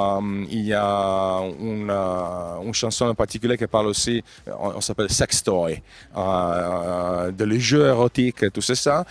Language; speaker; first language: French; non-native, fluent; Italian